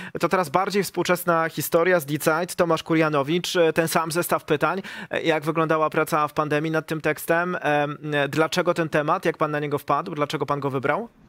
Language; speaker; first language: Polish; native; Polish